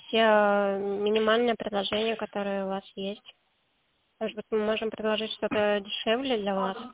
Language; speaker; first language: Russian; native; Russian